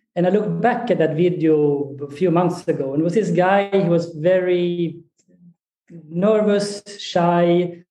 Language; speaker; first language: English; non-native, fluent; Swedish